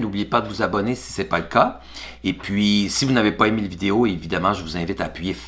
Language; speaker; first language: French; native; French